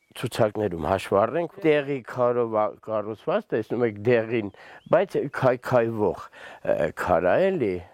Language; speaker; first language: Armenian; native; Armenian